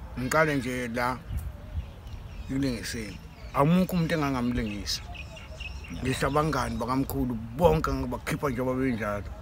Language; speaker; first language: Zulu; native; Zulu